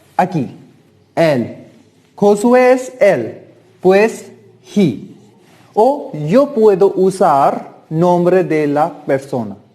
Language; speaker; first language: Spanish; non-native, learner; Hindi